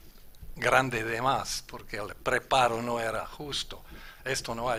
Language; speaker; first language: Spanish; non-native, fluent; German